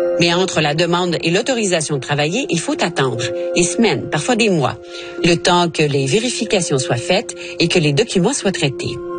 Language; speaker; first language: French; native; French